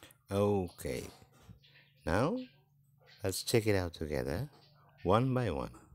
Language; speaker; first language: English; non-native, fluent; Indonesian